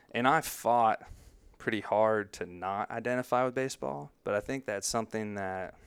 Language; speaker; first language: English; native; English